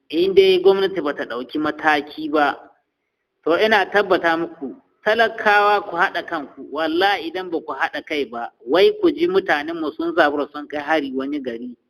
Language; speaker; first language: Hausa; non-native, local second language; Fula